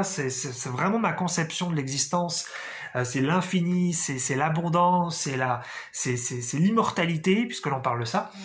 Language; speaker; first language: French; native; French